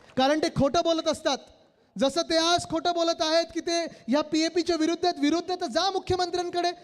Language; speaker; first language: Marathi; native; Marathi